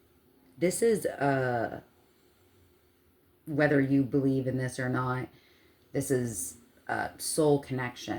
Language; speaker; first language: English; native; English